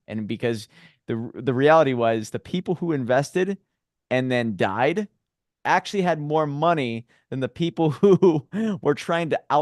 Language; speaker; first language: English; native; English